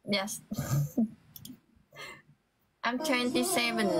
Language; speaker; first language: English; non-native, learner; Vietnamese